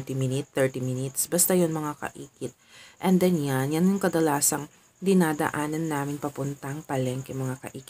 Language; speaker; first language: Filipino; non-native, local second language; Iloko